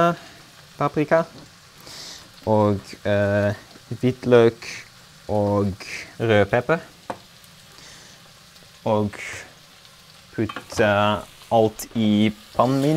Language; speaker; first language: Norwegian; non-native, learner; Dutch